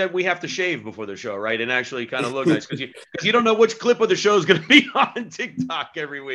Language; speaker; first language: English; native; English